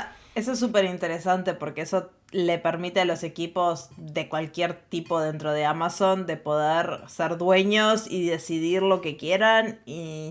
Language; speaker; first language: Spanish; native; Spanish